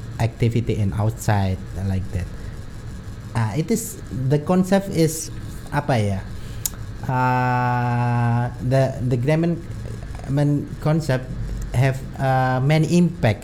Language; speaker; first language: English; non-native, learner; Indonesian